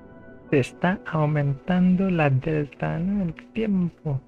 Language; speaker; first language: Spanish; non-native, fluent; Filipino